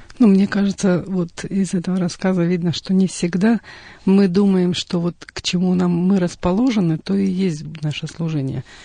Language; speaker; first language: Russian; native; Russian